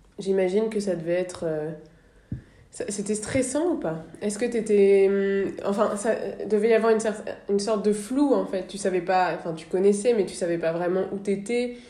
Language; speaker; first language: French; native; French